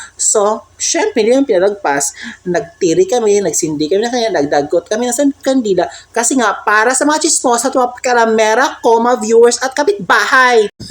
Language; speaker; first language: Filipino; non-native, local second language; Cebuano